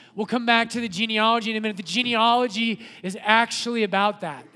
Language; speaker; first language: English; native; English